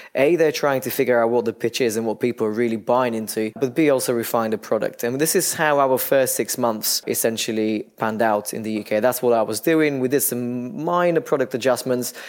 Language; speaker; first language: English; non-native, fluent; Bulgarian